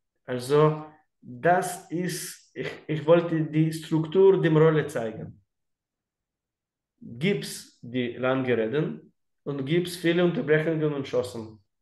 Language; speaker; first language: German; non-native, learner; Russian